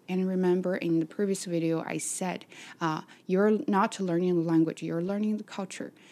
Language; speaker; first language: English; non-native, fluent; Chinese